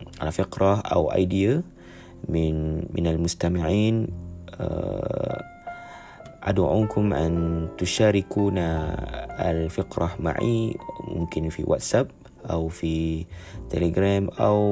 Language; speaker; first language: Arabic; non-native, learner; Malay